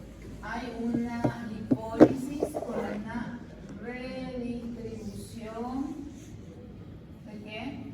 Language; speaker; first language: Spanish; native; Spanish